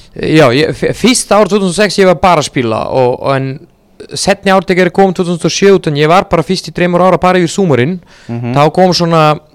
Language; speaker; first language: Icelandic; non-native, fluent; Serbian